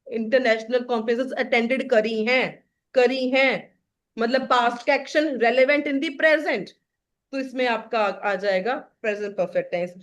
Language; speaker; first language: Hindi; non-native, local second language; Punjabi